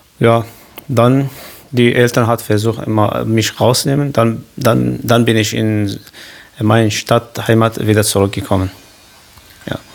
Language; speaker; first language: German; non-native, learner; Kurdish